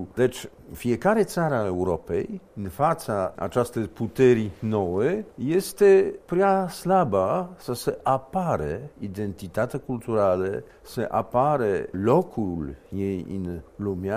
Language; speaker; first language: Romanian; non-native, fluent; Polish